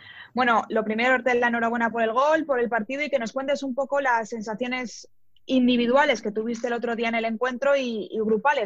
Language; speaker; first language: Spanish; native; Spanish